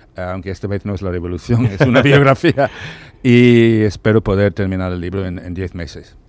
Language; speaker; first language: Spanish; non-native, fluent; English